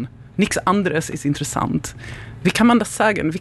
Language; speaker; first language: German; non-native, learner; Swedish